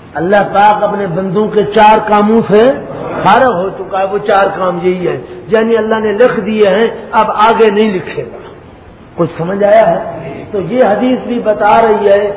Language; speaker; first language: Urdu; non-native, local second language; Saraiki